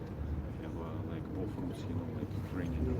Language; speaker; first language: English; non-native, learner; Russian